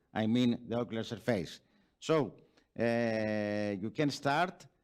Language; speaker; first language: English; non-native, fluent; Greek